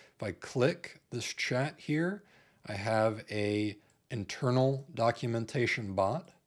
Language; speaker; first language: English; native; English